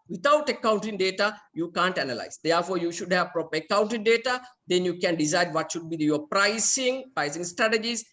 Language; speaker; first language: English; non-native, local second language; Sinhala